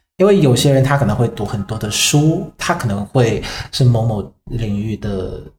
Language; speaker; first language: Chinese; non-native, fluent; Vietnamese